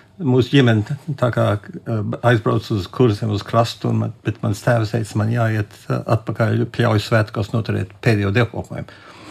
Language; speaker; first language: Latvian; early bilingual, heritage; Latvian